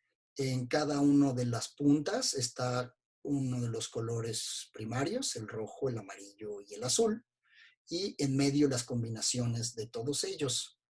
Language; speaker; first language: Spanish; native; Spanish